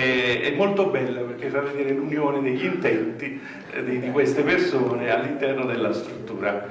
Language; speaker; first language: Italian; native; Italian